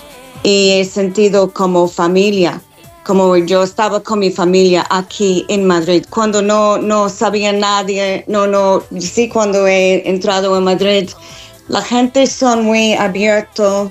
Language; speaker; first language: Spanish; non-native, fluent; English